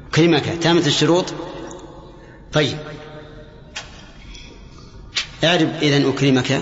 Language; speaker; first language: Arabic; native; Arabic